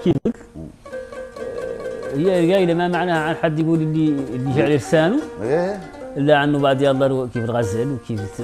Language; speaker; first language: Arabic; native; Arabic